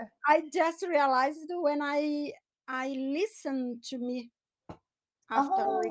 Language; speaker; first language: English; non-native, learner; Portuguese